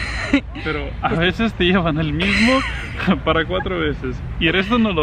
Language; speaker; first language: Spanish; non-native, fluent; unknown